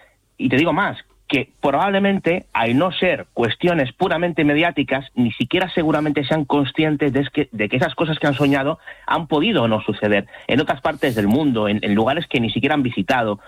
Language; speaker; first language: Spanish; native; Spanish